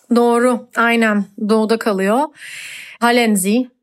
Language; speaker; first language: Turkish; native; Turkish